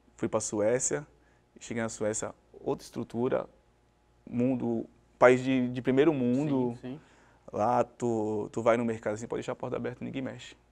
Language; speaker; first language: Portuguese; native; Portuguese